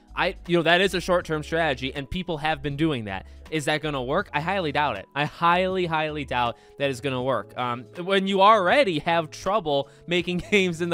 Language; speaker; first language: English; native; English